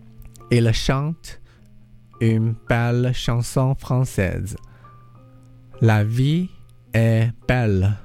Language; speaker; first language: French; non-native, learner; English